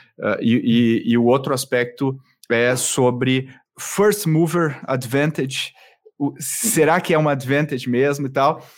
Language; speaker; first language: Portuguese; native; Portuguese